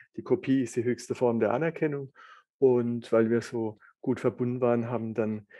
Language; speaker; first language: German; native; German